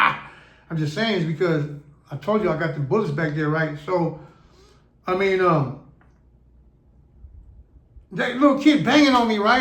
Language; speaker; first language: English; native; English